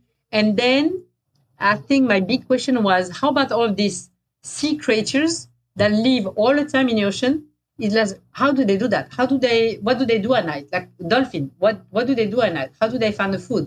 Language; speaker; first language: English; non-native, fluent; French